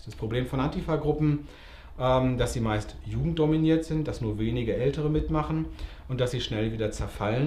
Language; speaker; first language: German; native; German